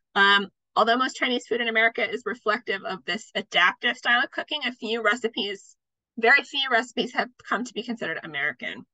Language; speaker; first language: English; native; English